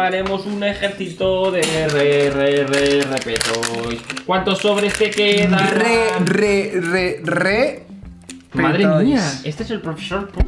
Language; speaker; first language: Spanish; native; Spanish